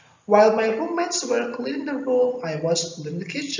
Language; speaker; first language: English; non-native, fluent; Indonesian